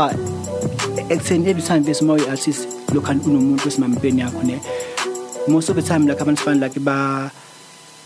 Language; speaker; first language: English; non-native, local second language; Zulu